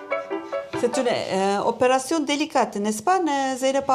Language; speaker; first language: French; non-native, learner; Turkish